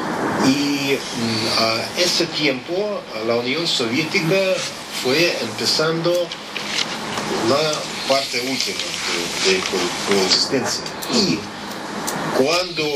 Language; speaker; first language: Spanish; non-native, learner; Russian